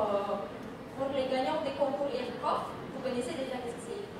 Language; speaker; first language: French; non-native, fluent; Indonesian